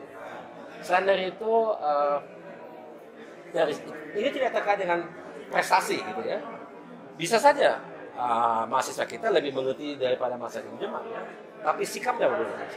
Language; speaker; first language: Indonesian; early bilingual, heritage; German